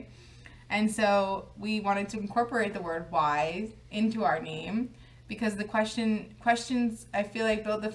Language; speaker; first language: English; native; English